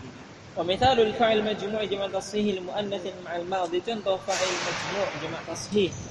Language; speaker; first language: Arabic; non-native, fluent; Indonesian